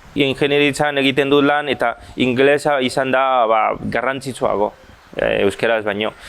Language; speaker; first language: Basque; early bilingual, other home language; Chinese